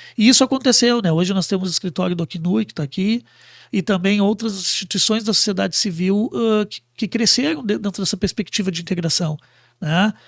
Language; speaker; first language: Portuguese; native; Portuguese